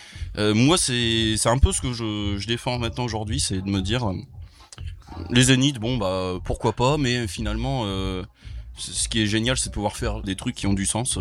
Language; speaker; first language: French; native; French